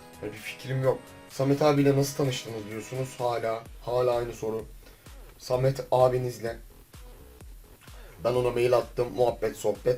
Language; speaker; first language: Turkish; native; Turkish